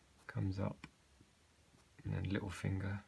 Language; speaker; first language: English; native; English